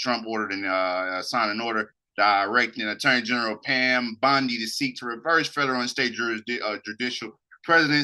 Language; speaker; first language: English; native; English